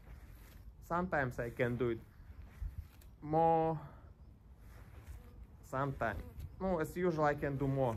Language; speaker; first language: English; non-native, learner; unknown